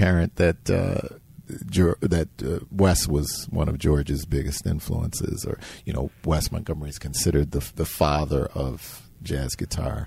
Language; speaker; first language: English; native; English